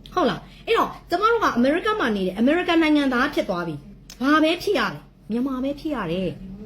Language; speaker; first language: Burmese; non-native, local second language; S'gaw Karen